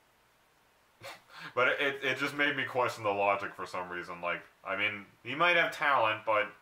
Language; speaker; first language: English; native; English